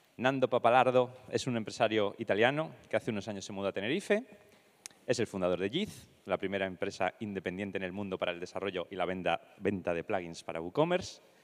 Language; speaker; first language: Spanish; native; Spanish